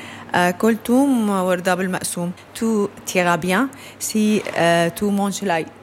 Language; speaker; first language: French; non-native, learner; Arabic